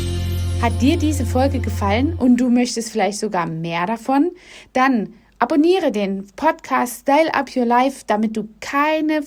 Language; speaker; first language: German; native; German